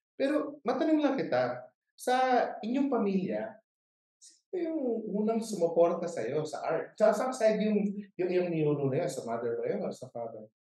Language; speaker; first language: Filipino; native; Filipino